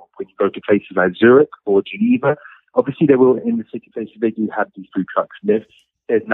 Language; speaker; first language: English; native; English